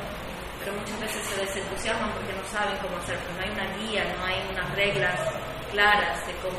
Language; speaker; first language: Spanish; native; Spanish